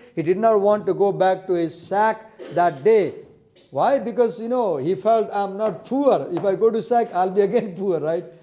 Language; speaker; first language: English; non-native, local second language; Nepali